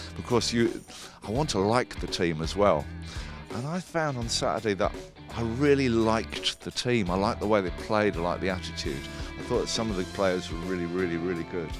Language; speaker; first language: English; native; English